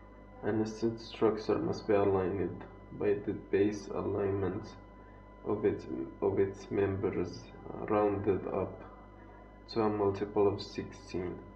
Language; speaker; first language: English; non-native, fluent; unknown